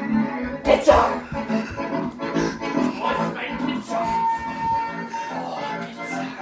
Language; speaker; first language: German; non-native, learner; English